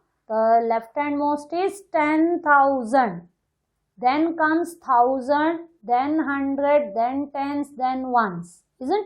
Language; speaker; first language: English; non-native, local second language; Hindi